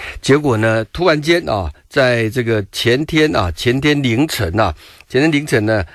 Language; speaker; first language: Chinese; native; Chinese